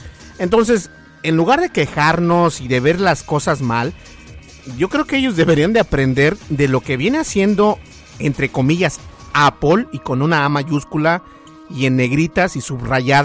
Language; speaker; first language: Spanish; native; Spanish